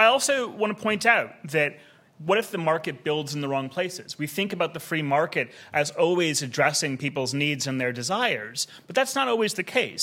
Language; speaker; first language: English; native; English